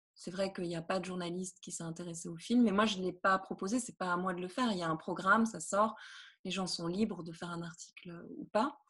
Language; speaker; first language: French; native; French